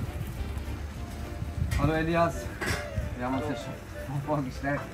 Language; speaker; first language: German; native; German